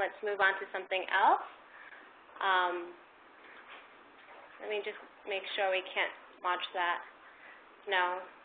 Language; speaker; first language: English; early bilingual, other home language; Spanish